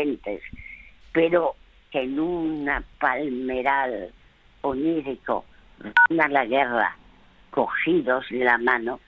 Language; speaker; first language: Spanish; early bilingual, other home language; French